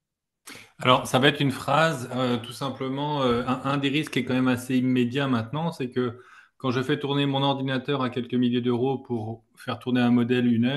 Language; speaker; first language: French; native; French